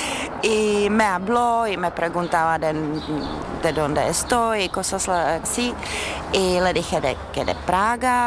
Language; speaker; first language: Spanish; non-native, learner; Czech